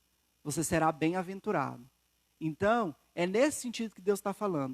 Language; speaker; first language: Portuguese; native; Portuguese